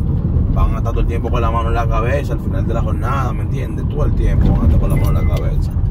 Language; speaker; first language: Spanish; native; Spanish